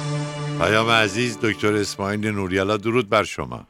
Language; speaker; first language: Persian; native; Persian